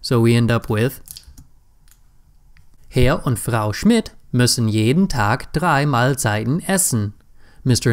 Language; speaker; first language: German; non-native, fluent; English